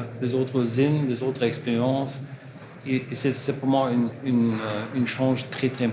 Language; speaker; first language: French; non-native, learner; German